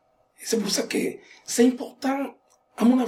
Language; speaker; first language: French; non-native, fluent; Spanish